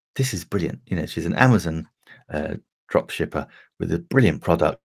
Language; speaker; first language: English; native; English